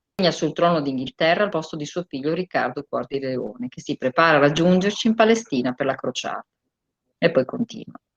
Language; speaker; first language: Italian; native; Italian